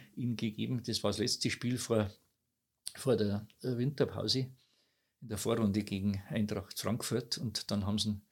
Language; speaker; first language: German; native; German